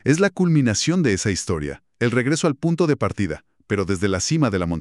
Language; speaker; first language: Spanish; native; Spanish